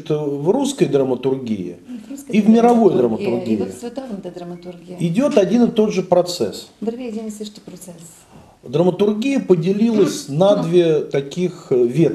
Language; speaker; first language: Russian; native; Russian